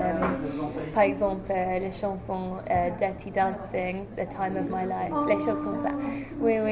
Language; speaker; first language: French; non-native, fluent; English